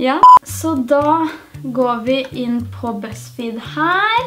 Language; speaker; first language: Norwegian; native; Norwegian